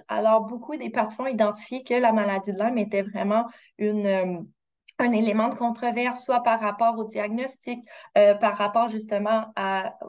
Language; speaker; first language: French; native; French